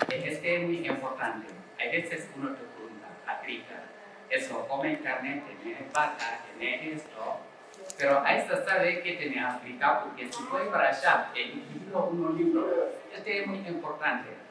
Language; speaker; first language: Spanish; non-native, learner; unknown